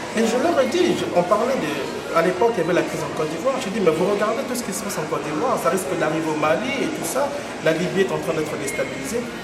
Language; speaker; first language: French; non-native, local second language; Lingala